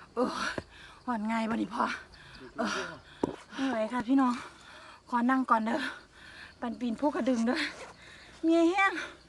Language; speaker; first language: Thai; native; Thai